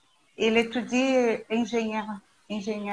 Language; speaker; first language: French; non-native, learner; Portuguese